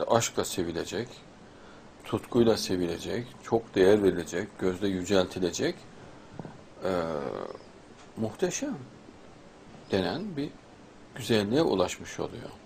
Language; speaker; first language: Turkish; native; Turkish